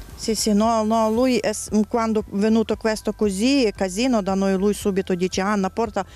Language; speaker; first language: Italian; non-native, learner; Ukrainian